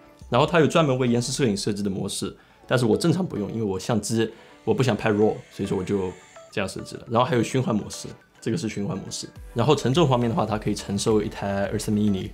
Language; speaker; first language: Chinese; native; Chinese